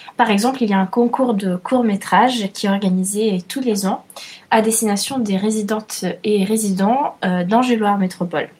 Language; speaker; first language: French; non-native, fluent; Italian